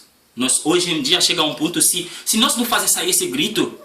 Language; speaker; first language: Portuguese; non-native, learner; Haitian Creole